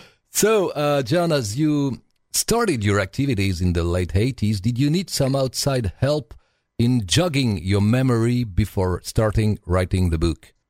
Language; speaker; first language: English; non-native, fluent; French